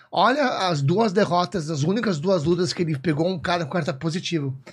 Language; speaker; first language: Portuguese; non-native, fluent; English